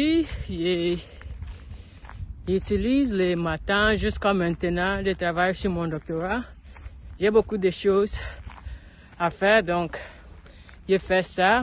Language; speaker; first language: French; non-native, learner; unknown